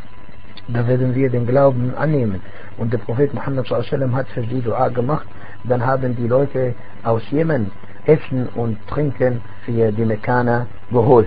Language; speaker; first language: German; non-native, fluent; Arabic